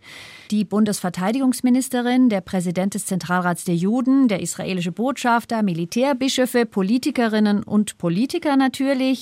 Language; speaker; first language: German; native; German